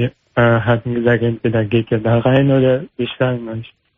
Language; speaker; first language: German; non-native, learner; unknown